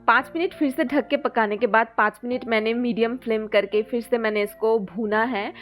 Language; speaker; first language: Hindi; non-native, local second language; Bangla